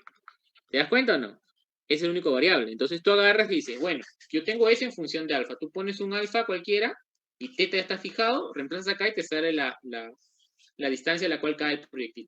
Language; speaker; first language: Spanish; native; Spanish